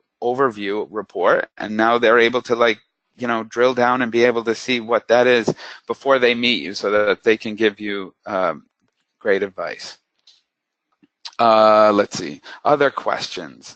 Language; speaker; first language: English; native; English